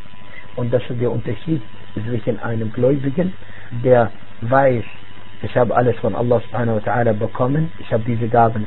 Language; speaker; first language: German; non-native, fluent; Arabic